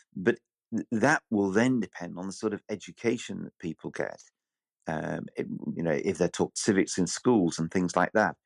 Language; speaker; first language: English; native; English